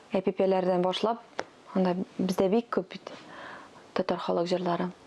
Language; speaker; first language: Tatar; non-native, local second language; Russian